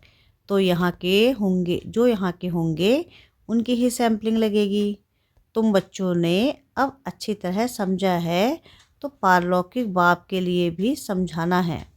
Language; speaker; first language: Hindi; native; Hindi